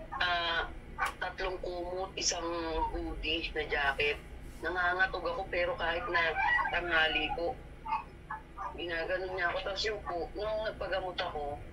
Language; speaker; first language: Filipino; native; Filipino